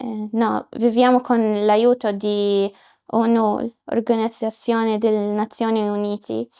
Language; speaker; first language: Italian; non-native, learner; Arabic